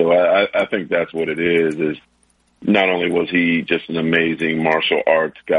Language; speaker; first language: English; native; English